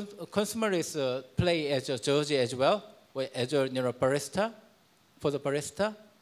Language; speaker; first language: English; non-native, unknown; Korean